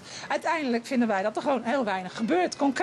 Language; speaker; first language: Dutch; native; Dutch